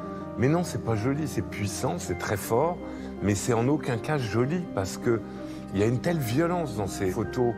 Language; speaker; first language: French; native; French